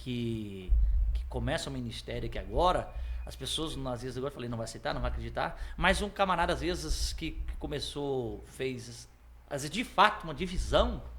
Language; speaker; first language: Portuguese; native; Portuguese